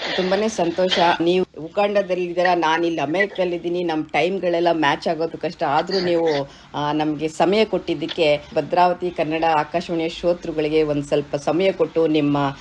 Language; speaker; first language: Kannada; native; Kannada